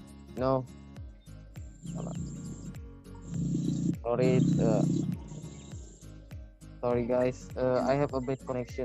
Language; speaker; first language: English; non-native, learner; Indonesian